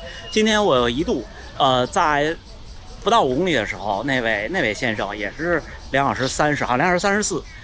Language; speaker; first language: Chinese; native; Chinese